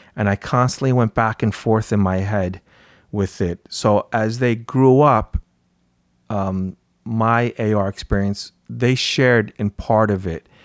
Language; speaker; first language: English; native; English